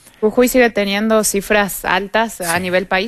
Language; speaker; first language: Spanish; native; Spanish